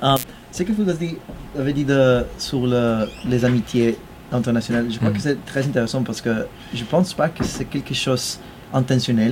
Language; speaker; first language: French; non-native, fluent; Spanish